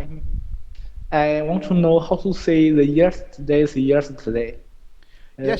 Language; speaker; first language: English; non-native, learner; Chinese